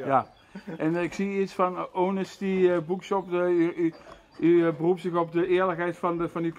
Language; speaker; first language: Dutch; native; Dutch